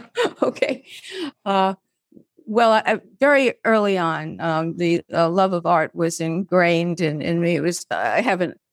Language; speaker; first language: English; native; English